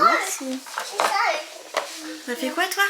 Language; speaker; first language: French; native; French